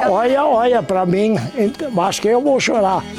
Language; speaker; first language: Portuguese; non-native, local second language; German